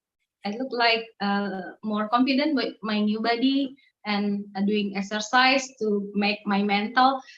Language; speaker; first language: English; non-native, learner; Indonesian